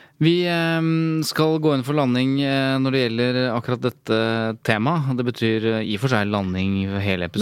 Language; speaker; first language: Norwegian; native; Norwegian